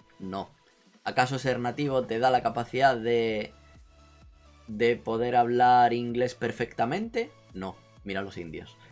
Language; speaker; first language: Spanish; native; Spanish